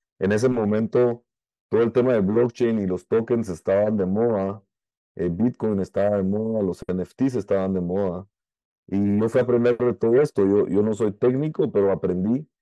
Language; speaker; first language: Spanish; native; Spanish